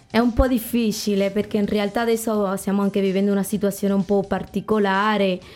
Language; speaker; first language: Italian; non-native, fluent; Spanish